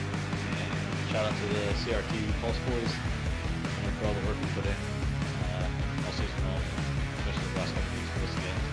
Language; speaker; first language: English; native; English